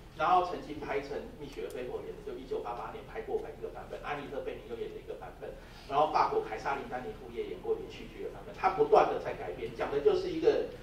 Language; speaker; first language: Chinese; native; Chinese